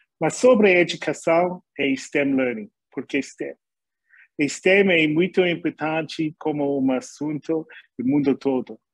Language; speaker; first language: Portuguese; non-native, learner; English